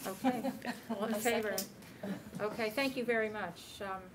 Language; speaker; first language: English; native; English